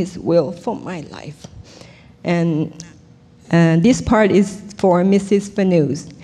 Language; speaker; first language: English; non-native, fluent; Thai